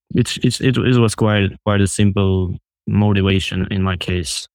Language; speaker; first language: English; non-native, fluent; Russian